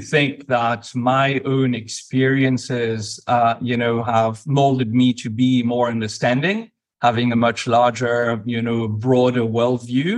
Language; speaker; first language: English; non-native, fluent; Morisyen